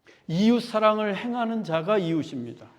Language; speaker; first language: Korean; native; Korean